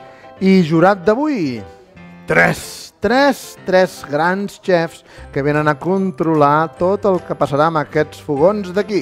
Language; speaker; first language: Catalan; native; Catalan